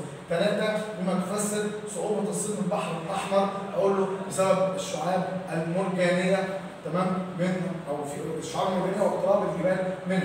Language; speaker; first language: Arabic; native; Arabic